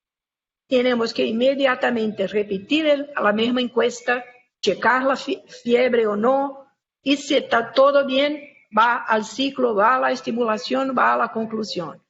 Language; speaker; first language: Spanish; non-native, fluent; Portuguese